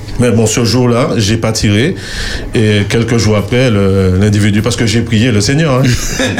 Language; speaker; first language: French; native; French